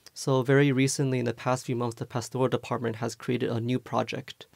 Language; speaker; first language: English; early bilingual, other home language; Chinese